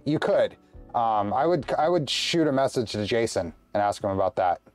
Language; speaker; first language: English; native; English